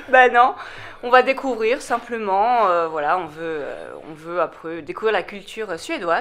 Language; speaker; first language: French; native; French